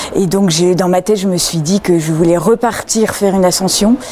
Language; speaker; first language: French; native; French